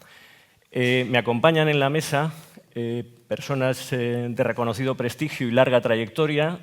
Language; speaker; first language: Spanish; native; Spanish